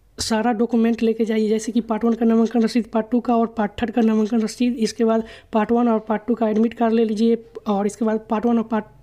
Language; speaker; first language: Hindi; native; Hindi